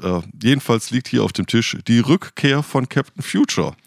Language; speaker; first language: German; native; German